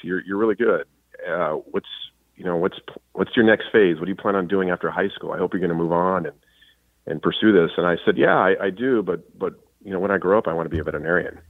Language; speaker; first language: English; native; English